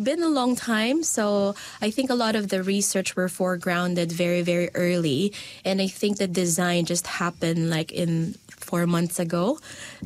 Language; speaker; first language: English; non-native, local second language; Filipino